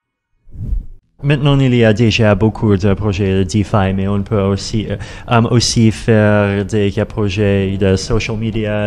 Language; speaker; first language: French; non-native, learner; Russian